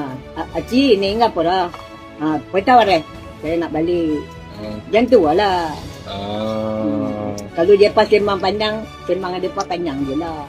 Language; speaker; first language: Malay; non-native, local second language; Min Nan Chinese